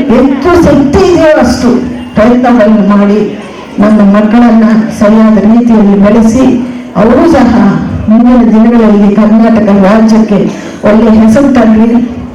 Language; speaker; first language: Kannada; non-native, local second language; Telugu